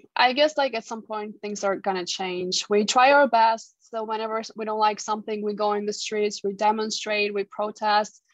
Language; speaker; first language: English; non-native, fluent; Georgian